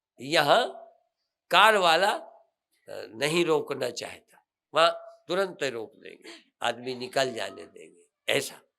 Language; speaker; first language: Hindi; native; Hindi